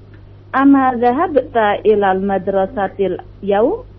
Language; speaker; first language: Arabic; non-native, learner; Indonesian